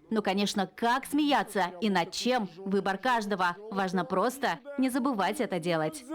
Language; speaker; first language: Russian; native; Russian